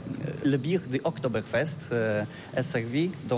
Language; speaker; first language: French; non-native, learner; Polish